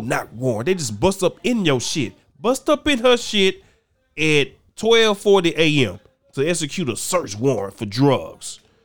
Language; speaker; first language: English; native; English